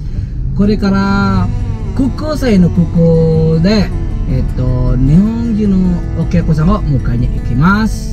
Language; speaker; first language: Japanese; non-native, fluent; Indonesian